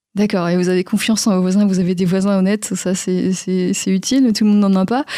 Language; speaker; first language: French; native; French